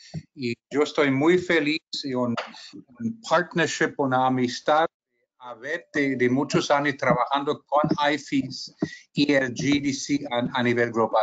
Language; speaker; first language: Spanish; non-native, fluent; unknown